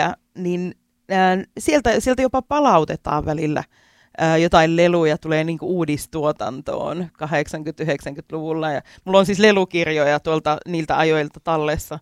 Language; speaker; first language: Finnish; native; Finnish